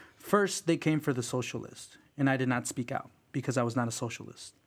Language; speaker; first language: English; early bilingual, other home language; Spanish